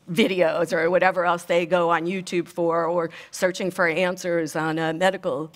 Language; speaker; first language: English; native; English